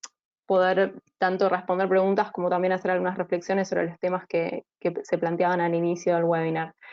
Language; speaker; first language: Spanish; native; Spanish